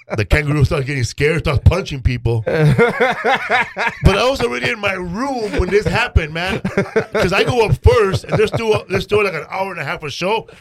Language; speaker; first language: English; early bilingual, other home language; Spanish